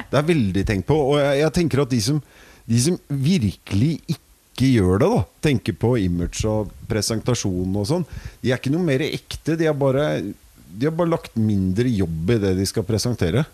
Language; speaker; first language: Norwegian; native; Norwegian